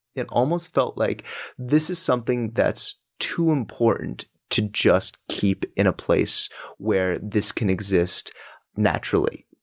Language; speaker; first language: English; native; English